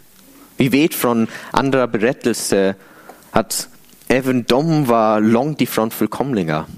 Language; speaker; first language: Swedish; non-native, fluent; English